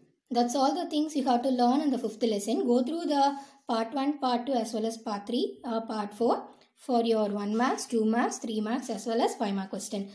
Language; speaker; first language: English; non-native, local second language; Tamil